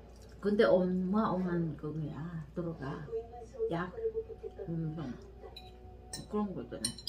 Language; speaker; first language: Korean; non-native, learner; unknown